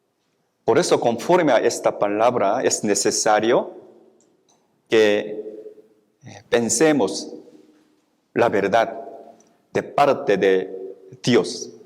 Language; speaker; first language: Spanish; non-native, fluent; Korean